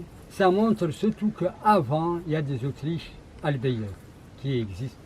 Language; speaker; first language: French; non-native, learner; Arabic